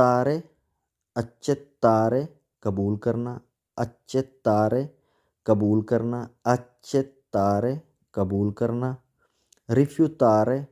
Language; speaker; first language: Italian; non-native, fluent; Urdu